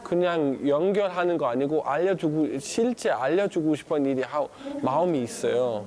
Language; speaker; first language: Korean; non-native, fluent; Danish